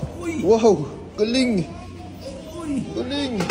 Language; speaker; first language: Filipino; native; Filipino